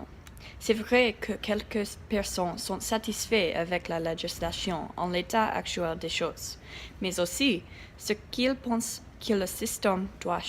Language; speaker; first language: French; non-native, learner; English